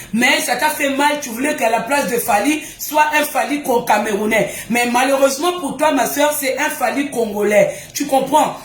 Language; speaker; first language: French; non-native, local second language; Lingala